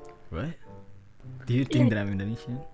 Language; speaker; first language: English; non-native, fluent; Indonesian